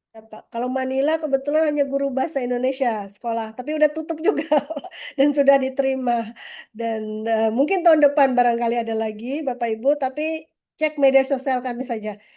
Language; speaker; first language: Indonesian; native; Indonesian